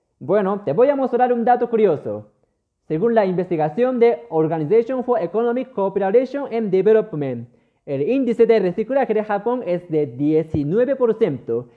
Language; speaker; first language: Spanish; non-native, fluent; Japanese